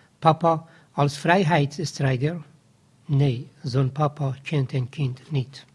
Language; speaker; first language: Dutch; non-native, fluent; Persian